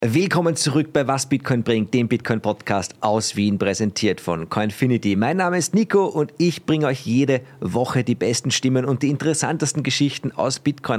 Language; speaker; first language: German; native; German